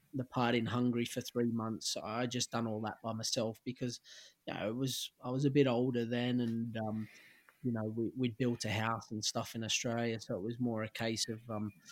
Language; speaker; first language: English; native; English